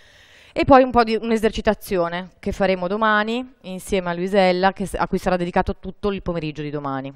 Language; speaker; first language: Italian; native; Italian